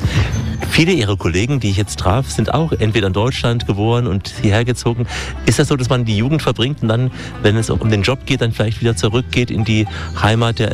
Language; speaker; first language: German; native; German